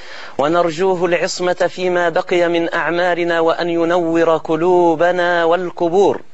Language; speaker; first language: Arabic; native; Arabic